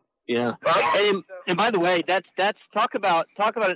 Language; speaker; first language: English; native; English